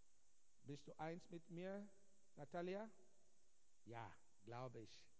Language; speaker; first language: German; non-native, fluent; Igbo